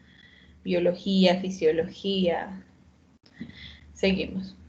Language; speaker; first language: Spanish; native; Spanish